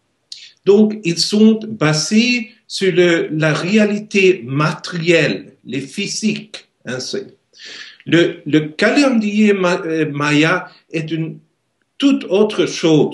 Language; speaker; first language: French; non-native, learner; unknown